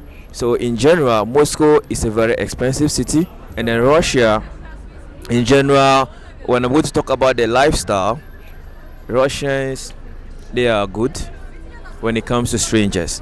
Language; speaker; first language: English; native; English